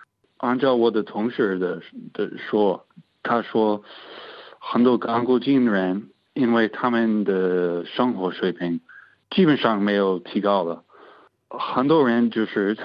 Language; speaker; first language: Chinese; non-native, fluent; English